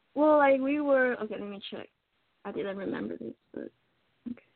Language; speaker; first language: English; non-native, fluent; Chinese